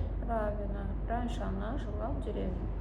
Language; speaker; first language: Russian; non-native, fluent; Azerbaijani